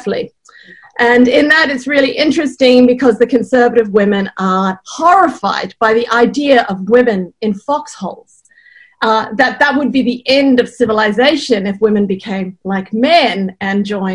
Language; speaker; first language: English; native; English